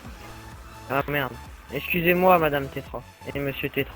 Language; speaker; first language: French; native; French